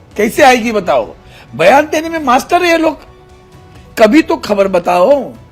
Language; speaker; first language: Hindi; non-native, local second language; Marathi